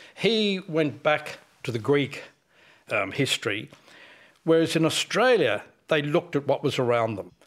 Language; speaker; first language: English; native; English